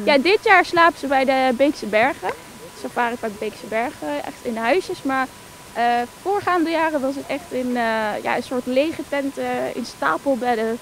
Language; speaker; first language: Dutch; native; Dutch